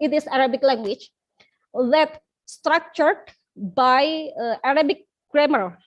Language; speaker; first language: English; non-native, learner; Indonesian